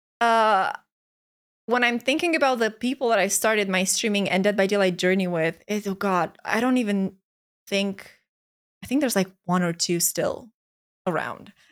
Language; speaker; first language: English; non-native, fluent; Romanian